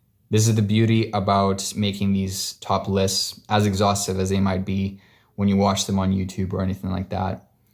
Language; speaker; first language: English; native; English